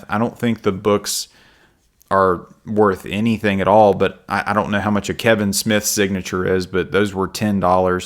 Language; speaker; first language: English; native; English